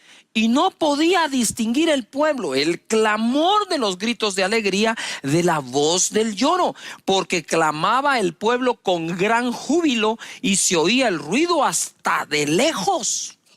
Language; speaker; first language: Spanish; native; Spanish